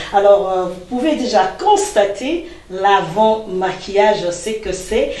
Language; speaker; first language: French; non-native, local second language; Lingala